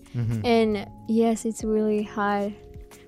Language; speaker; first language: English; non-native, fluent; Japanese